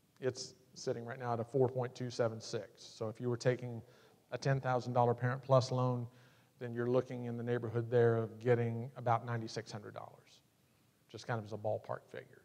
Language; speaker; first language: English; native; English